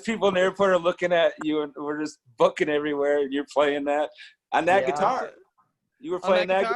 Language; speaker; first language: English; native; English